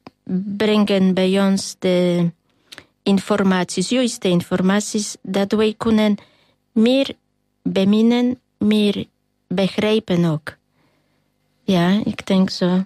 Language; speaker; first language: Dutch; non-native, learner; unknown